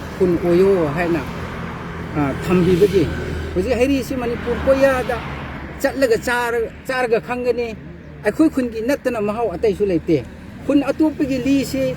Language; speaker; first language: Manipuri; non-native, local second language; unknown